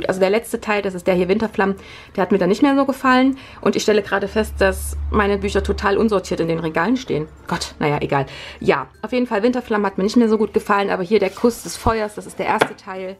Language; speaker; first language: German; native; German